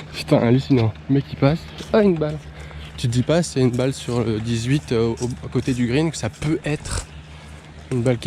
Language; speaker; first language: French; native; French